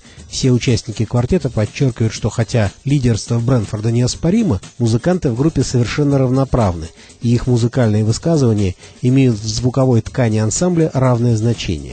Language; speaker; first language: Russian; native; Russian